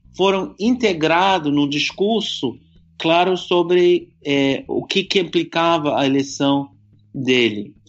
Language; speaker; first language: Portuguese; non-native, fluent; English